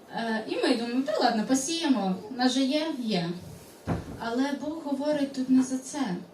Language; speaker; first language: Ukrainian; non-native, local second language; Russian